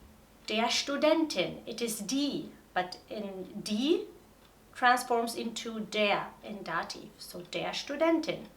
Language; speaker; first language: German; non-native, fluent; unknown